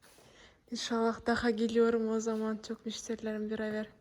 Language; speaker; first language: Turkish; non-native, learner; Kazakh